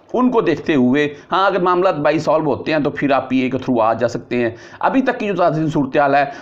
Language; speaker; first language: Urdu; non-native, local second language; Punjabi